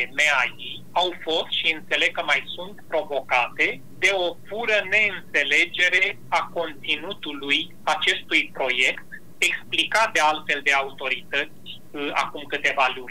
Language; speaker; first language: Romanian; native; Romanian